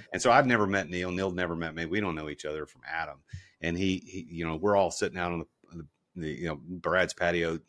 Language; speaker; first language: English; native; English